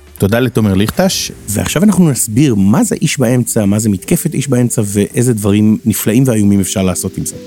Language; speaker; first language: Hebrew; native; Hebrew